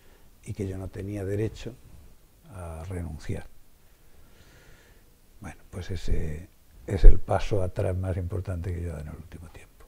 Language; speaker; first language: Spanish; native; Spanish